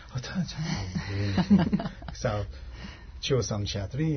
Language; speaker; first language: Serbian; non-native, learner; English